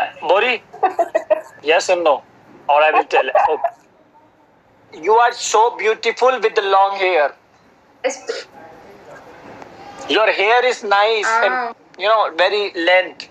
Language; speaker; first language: English; non-native, local second language; Hindi